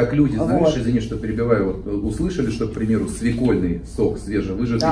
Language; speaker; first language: Russian; native; Russian